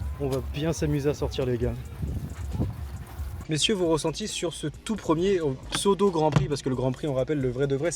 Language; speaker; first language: French; native; French